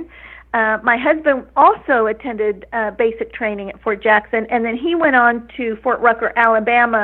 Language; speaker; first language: English; native; English